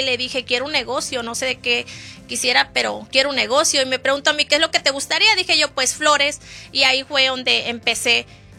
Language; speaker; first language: Spanish; native; Spanish